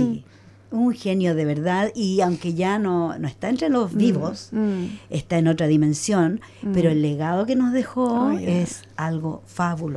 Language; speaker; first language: Spanish; native; Spanish